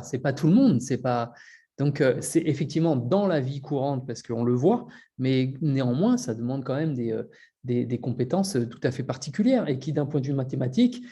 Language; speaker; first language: French; native; French